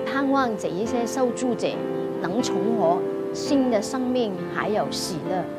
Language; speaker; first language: Chinese; non-native, local second language; Cantonese